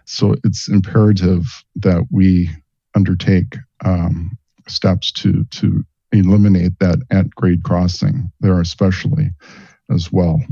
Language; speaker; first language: English; native; English